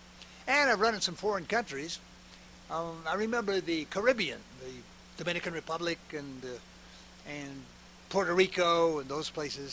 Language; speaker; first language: English; native; English